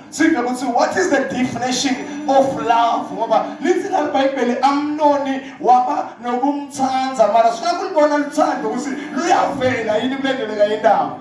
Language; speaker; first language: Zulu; non-native, local second language; Swati